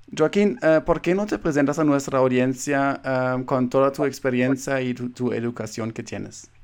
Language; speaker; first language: Spanish; non-native, fluent; German